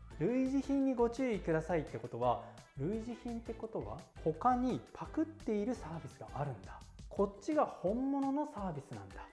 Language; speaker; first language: Japanese; early bilingual, heritage; Japanese